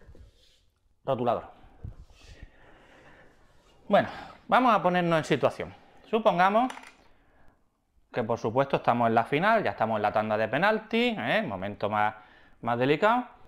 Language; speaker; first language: Spanish; native; Spanish